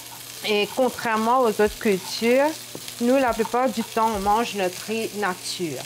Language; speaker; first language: French; non-native, local second language; Morisyen